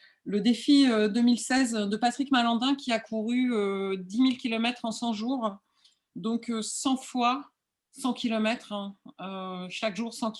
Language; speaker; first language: French; native; French